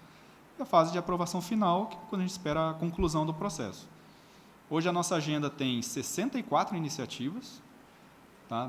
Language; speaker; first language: Portuguese; native; Portuguese